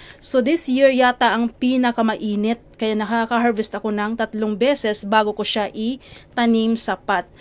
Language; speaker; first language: Filipino; native; Filipino